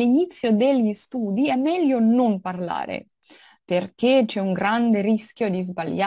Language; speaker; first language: Italian; non-native, fluent; Russian